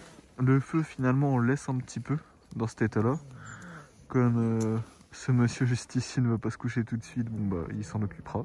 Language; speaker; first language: French; native; French